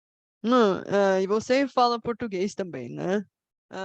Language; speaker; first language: Portuguese; non-native, fluent; Bulgarian